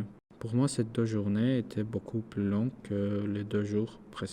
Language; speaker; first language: French; non-native, learner; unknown